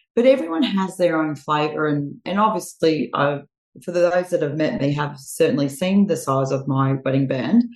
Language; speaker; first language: English; native; English